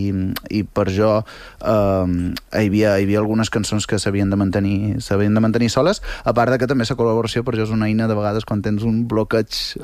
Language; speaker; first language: Catalan; native; Catalan